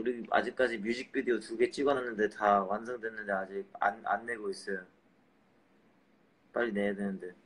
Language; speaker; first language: Korean; early bilingual, heritage; Korean